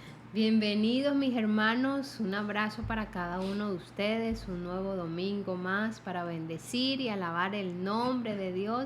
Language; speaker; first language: Spanish; native; Spanish